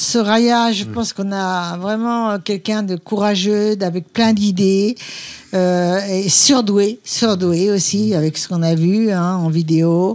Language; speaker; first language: French; native; French